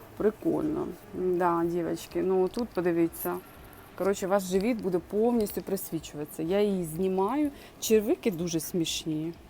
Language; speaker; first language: Ukrainian; non-native, local second language; Russian